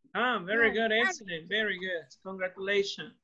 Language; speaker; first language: English; non-native, learner; Spanish